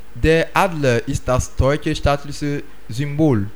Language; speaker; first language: German; non-native, fluent; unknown